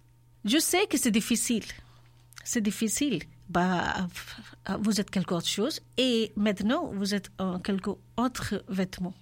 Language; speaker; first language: French; non-native, learner; Urdu